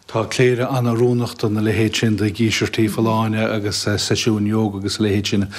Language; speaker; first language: Irish; native; Irish